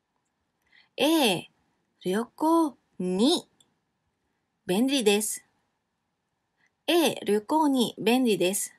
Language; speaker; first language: Japanese; non-native, fluent; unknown